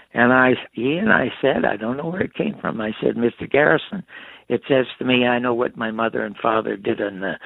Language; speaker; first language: English; native; English